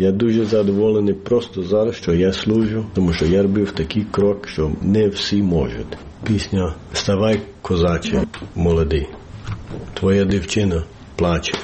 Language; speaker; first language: Ukrainian; early bilingual, heritage; English